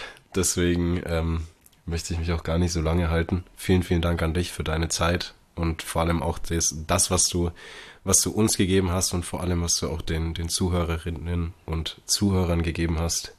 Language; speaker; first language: German; native; German